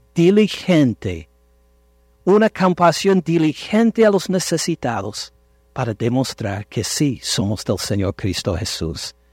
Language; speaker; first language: Spanish; non-native, fluent; English